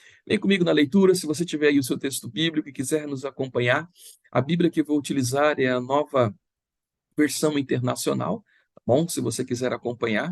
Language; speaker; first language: Portuguese; native; Portuguese